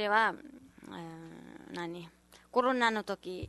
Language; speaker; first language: Japanese; non-native, learner; Nepali